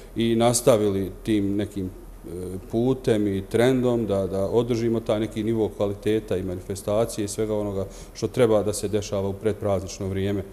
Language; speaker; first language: Bosnian; native; Bosnian